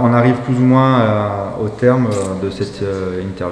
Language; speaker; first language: French; native; French